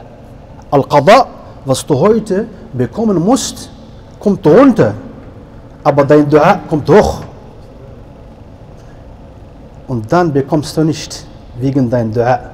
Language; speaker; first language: German; non-native, learner; Arabic